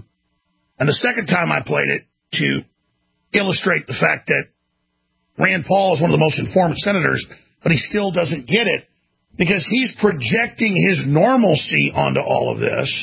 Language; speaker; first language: English; native; English